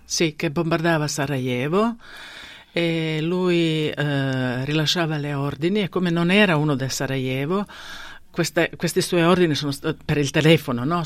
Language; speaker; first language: Italian; non-native, fluent; Bosnian